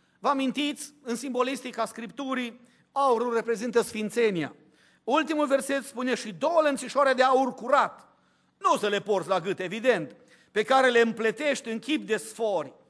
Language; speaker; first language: Romanian; native; Romanian